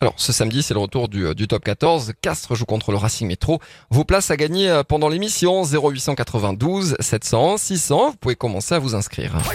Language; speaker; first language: French; native; French